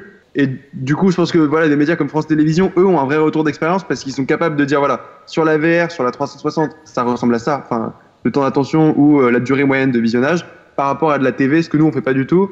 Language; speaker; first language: French; native; French